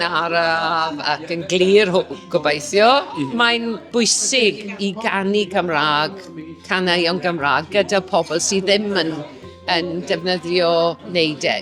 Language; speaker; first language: Welsh; non-native, local second language; English